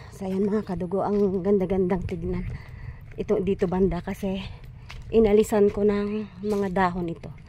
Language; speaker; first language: Filipino; non-native, local second language; Iloko